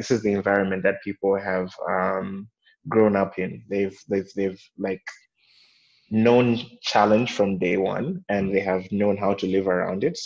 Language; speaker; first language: English; non-native, local second language; Nyanja